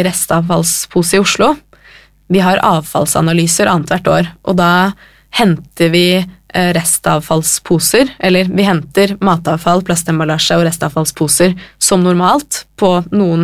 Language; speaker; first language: Norwegian; native; Norwegian